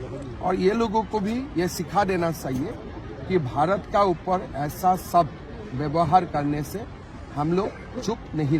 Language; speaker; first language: Hindi; non-native, local second language; Bangla